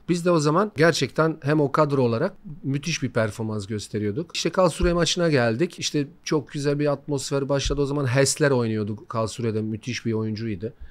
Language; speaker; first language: Turkish; non-native, fluent; Bosnian